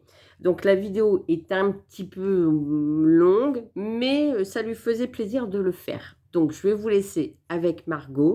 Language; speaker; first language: French; native; French